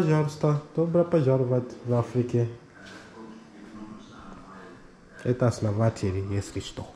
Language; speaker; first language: Russian; non-native, learner; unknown